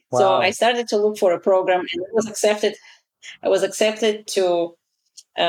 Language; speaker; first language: English; non-native, fluent; Russian